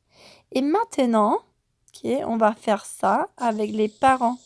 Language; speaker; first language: French; non-native, fluent; Spanish